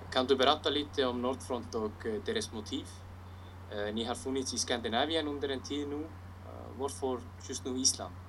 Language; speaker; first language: Swedish; non-native, learner; Icelandic